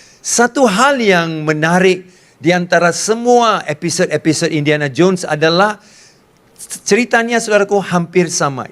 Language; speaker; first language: Malay; non-native, local second language; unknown